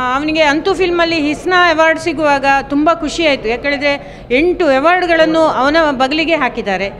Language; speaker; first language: Kannada; non-native, local second language; Konkani